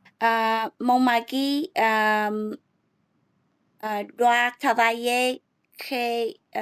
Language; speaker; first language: French; non-native, learner; English